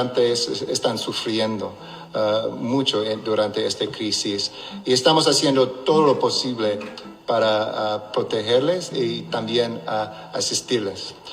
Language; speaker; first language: Spanish; non-native, local second language; English